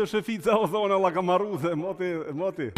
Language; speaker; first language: Albanian; native; Albanian